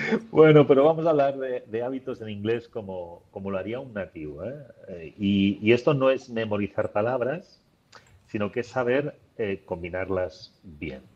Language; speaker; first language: Spanish; native; Spanish